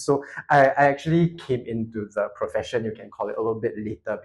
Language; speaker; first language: English; native; English